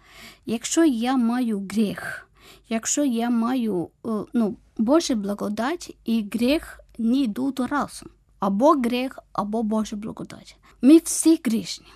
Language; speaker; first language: Ukrainian; non-native, fluent; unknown